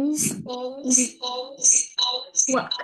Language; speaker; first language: English; non-native, learner; Vietnamese